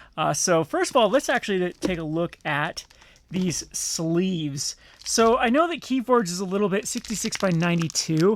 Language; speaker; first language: English; native; English